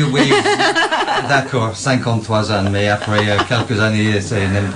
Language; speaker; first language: French; non-native, learner; English